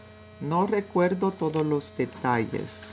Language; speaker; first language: Spanish; non-native, learner; English